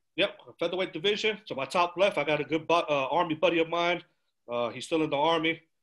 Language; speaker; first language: English; early bilingual, other home language; Spanish